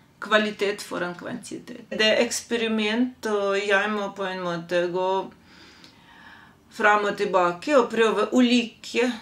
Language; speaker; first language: Norwegian; non-native, fluent; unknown